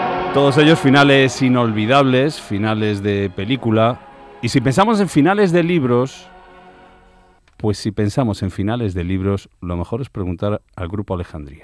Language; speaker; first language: Spanish; native; Spanish